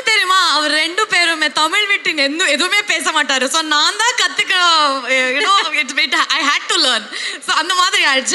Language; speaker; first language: Tamil; non-native, learner; Kannada